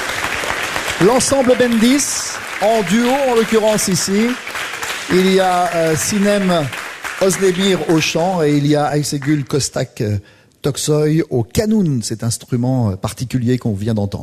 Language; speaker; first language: French; native; French